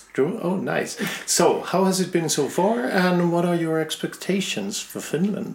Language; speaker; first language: English; non-native, fluent; Finnish